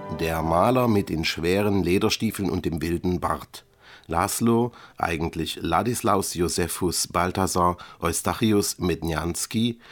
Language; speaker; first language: German; native; German